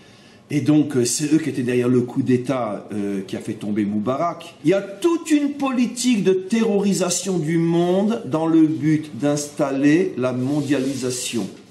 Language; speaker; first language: French; native; French